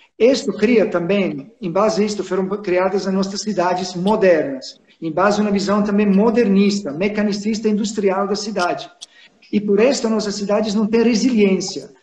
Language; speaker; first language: Portuguese; non-native, fluent; Croatian